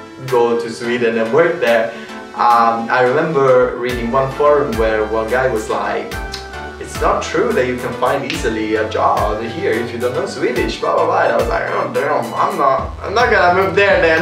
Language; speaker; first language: English; non-native, fluent; Italian